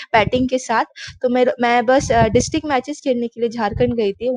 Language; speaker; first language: Hindi; non-native, local second language; Bangla